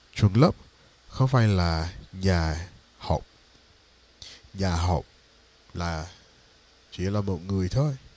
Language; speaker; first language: Vietnamese; non-native, learner; English